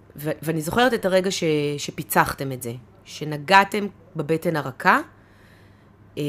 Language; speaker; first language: Hebrew; native; Hebrew